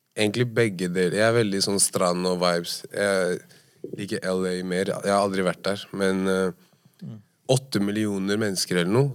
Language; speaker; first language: Norwegian; early bilingual, other home language; Arabic